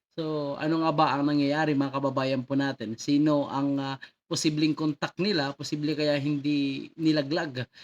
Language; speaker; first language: Filipino; native; Filipino